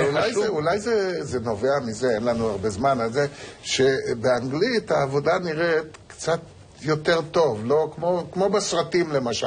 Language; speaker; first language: Hebrew; native; Hebrew